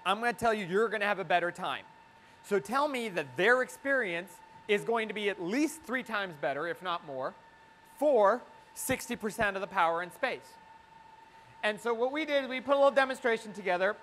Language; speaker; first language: English; native; English